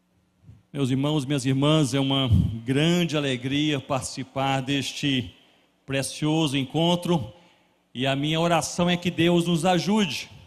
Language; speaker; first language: Portuguese; native; Portuguese